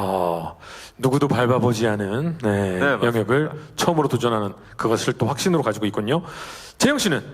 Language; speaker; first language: Korean; native; Korean